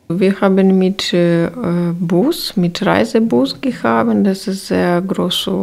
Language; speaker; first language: German; non-native, learner; Ukrainian